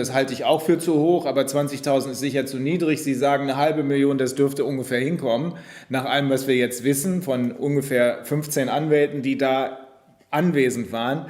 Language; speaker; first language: German; native; German